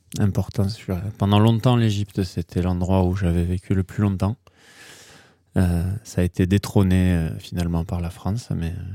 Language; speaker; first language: French; early bilingual, heritage; German